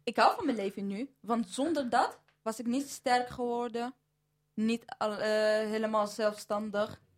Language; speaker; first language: Dutch; early bilingual, other home language; Arabic